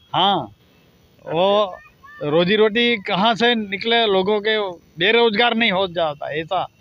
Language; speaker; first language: Hindi; non-native, local second language; Gujarati